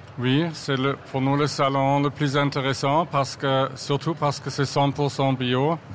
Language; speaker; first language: French; non-native, fluent; German